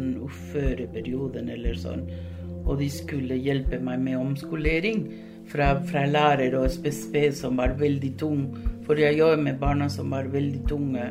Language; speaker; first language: Norwegian; non-native, fluent; Spanish